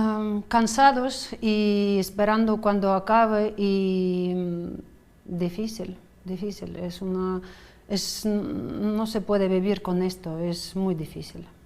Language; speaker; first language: Spanish; non-native, fluent; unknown